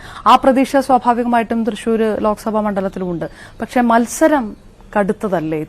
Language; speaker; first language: Malayalam; native; Malayalam